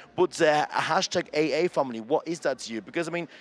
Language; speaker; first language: English; non-native, fluent; German